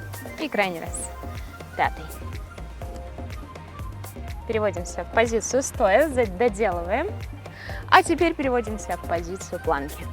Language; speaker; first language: Russian; native; Russian